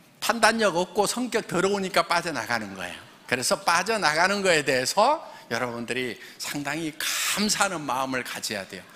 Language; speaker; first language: Korean; native; Korean